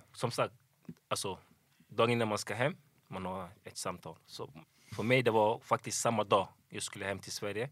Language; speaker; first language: Swedish; early bilingual, other home language; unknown